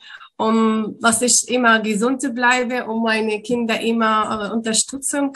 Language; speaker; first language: German; non-native, learner; Arabic